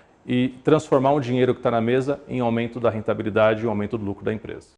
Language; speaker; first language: Portuguese; native; Portuguese